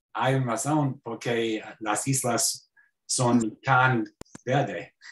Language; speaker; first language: Spanish; non-native, learner; English